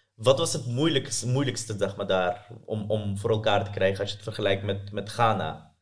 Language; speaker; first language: Dutch; early bilingual, other home language; Persian